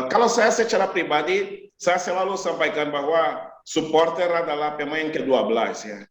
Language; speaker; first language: Malay; non-native, fluent; Portuguese